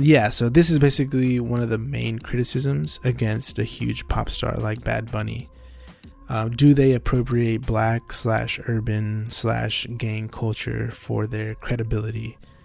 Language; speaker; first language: English; native; English